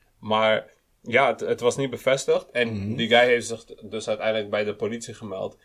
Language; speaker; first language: Dutch; early bilingual, other home language; Kinyarwanda